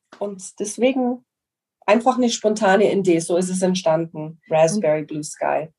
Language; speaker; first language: German; non-native, fluent; English